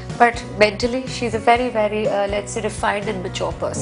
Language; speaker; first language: English; non-native, local second language; Hindi